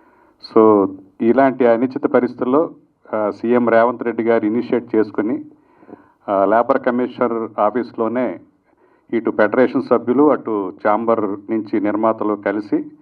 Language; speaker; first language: Telugu; native; Telugu